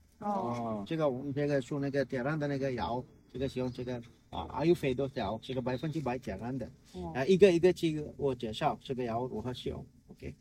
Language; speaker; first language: Chinese; non-native, learner; Sinhala